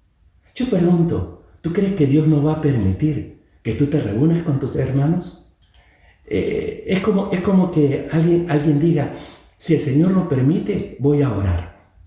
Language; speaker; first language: Spanish; native; Spanish